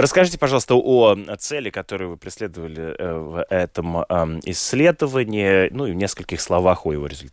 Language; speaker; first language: Russian; native; Russian